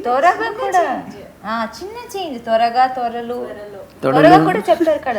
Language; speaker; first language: Telugu; non-native, learner; Tamil